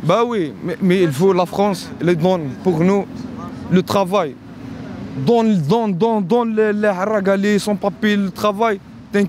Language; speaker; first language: French; non-native, learner; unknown